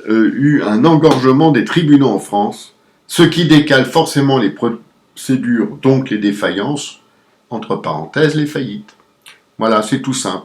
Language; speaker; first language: French; native; French